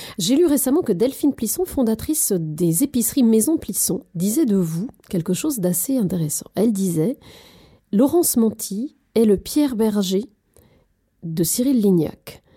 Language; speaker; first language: French; native; French